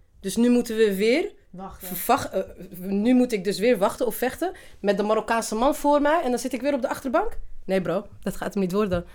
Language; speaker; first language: Dutch; early bilingual, other home language; Riffian